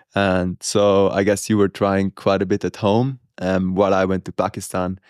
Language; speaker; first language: English; non-native, fluent; Italian